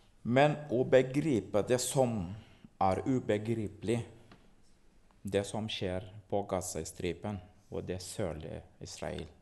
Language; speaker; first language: Norwegian; non-native, fluent; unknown